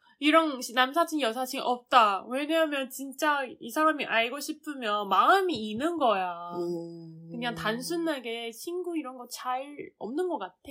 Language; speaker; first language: Korean; non-native, learner; Chinese